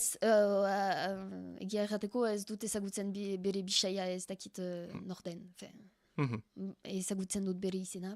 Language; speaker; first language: Basque; non-native, learner; French